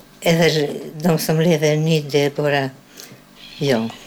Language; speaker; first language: Swedish; non-native, fluent; Polish